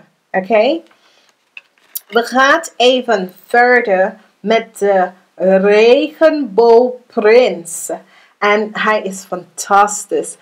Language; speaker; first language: Dutch; non-native, learner; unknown